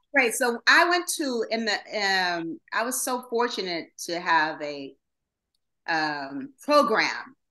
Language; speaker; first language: English; native; English